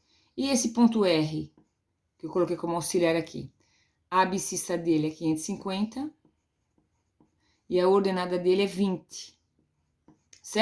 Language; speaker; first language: Portuguese; native; Portuguese